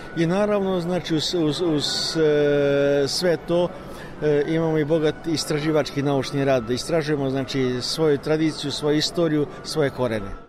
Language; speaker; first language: Serbian; early bilingual, heritage; Serbian